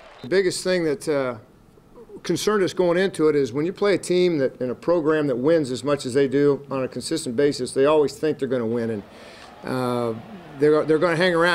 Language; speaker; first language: English; native; English